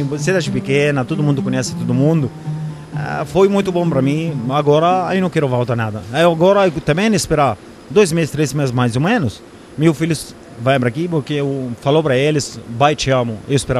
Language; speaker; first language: Portuguese; non-native, learner; Arabic